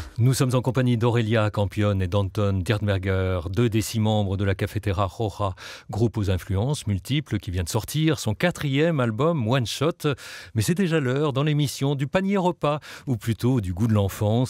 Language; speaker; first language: French; native; French